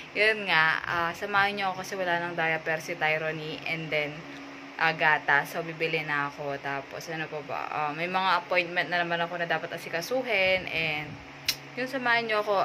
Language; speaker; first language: Filipino; non-native, local second language; Pampanga